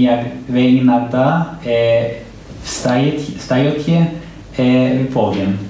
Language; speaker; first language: Russian; non-native, learner; Italian